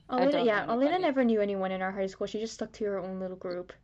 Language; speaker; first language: English; early bilingual, other home language; Chinese